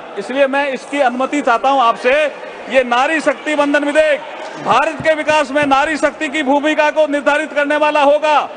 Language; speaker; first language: Hindi; native; Hindi